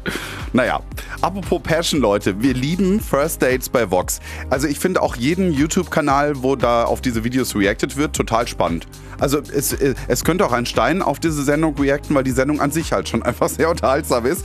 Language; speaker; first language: German; native; German